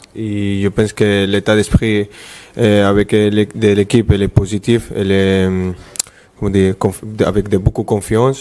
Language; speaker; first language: French; non-native, fluent; Spanish